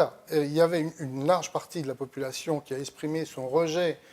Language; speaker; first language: French; native; French